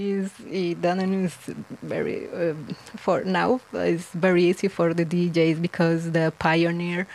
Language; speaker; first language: English; non-native, learner; Spanish